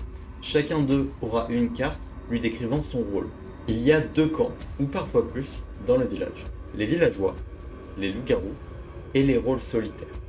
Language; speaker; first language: French; native; French